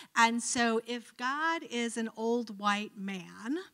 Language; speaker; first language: English; native; English